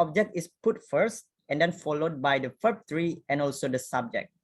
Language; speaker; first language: English; non-native, fluent; Indonesian